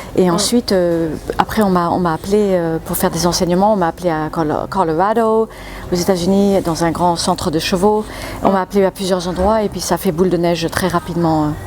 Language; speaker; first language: French; early bilingual, other home language; English